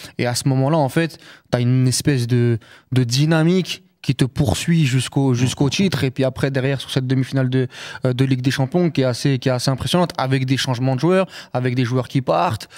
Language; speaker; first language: French; native; French